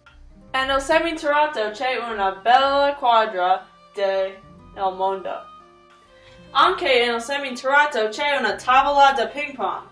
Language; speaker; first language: Italian; non-native, learner; English